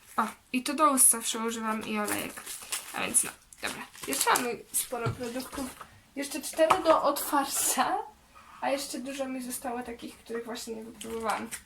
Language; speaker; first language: Polish; early bilingual, heritage; Polish